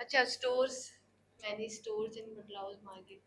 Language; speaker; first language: English; non-native, learner; Hindi